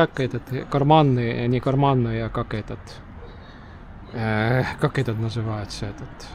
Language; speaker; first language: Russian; non-native, local second language; Estonian